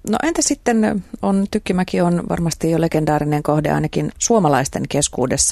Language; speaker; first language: Finnish; native; Finnish